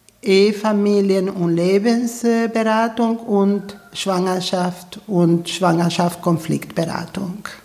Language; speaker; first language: German; non-native, fluent; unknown